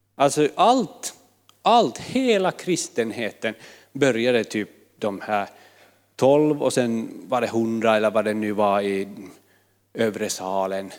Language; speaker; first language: Swedish; non-native, fluent; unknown